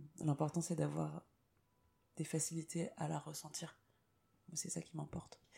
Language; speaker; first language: French; native; French